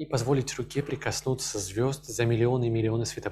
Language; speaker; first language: Russian; native; Russian